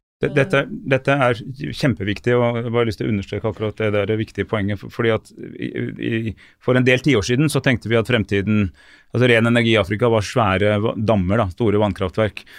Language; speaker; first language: Norwegian; native; Norwegian